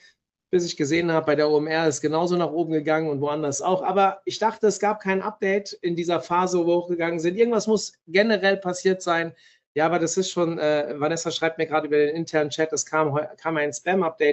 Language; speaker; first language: German; native; German